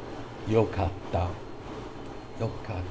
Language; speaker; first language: Japanese; non-native, fluent; English